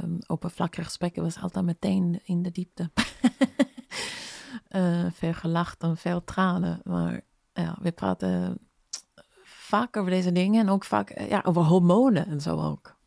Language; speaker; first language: Dutch; non-native, fluent; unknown